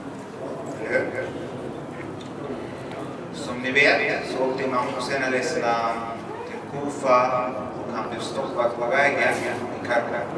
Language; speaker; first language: Swedish; early bilingual, other home language; Arabic